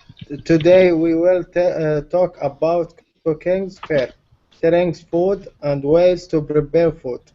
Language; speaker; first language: English; non-native, learner; Arabic